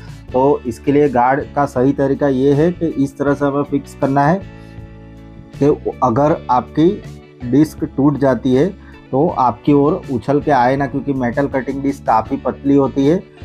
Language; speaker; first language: Hindi; native; Hindi